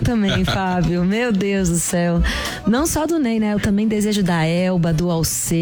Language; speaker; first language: Portuguese; native; Portuguese